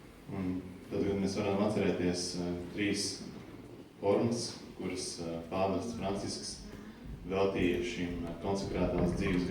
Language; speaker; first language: Latvian; native; Latvian